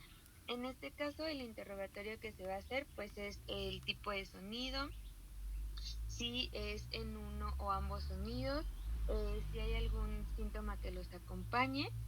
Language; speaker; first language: Spanish; native; Spanish